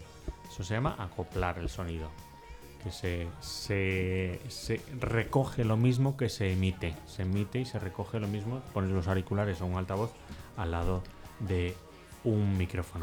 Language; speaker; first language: Spanish; native; Spanish